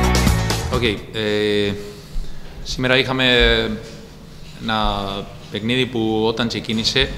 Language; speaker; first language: Greek; non-native, fluent; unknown